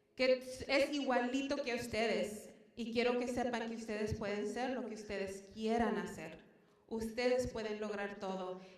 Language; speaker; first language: Spanish; early bilingual, heritage; Spanish